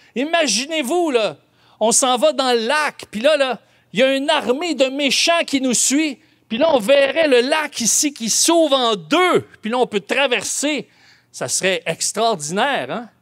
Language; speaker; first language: French; native; French